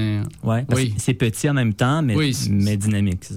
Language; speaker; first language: French; native; French